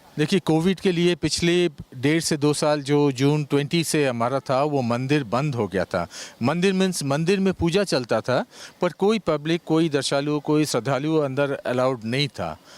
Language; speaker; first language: Hindi; non-native, local second language; Bangla